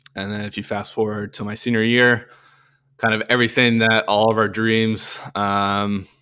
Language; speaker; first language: English; native; English